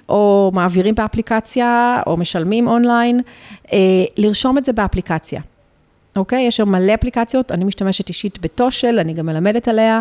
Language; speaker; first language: Hebrew; early bilingual, other home language; Spanish